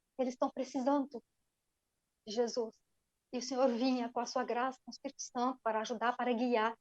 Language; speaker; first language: Portuguese; non-native, fluent; Arabic